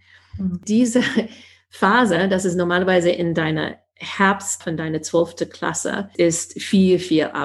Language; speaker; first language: German; non-native, fluent; English